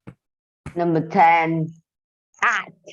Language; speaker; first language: English; non-native, learner; Vietnamese